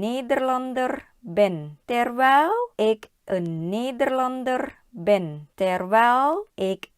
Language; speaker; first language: Dutch; non-native, learner; Thai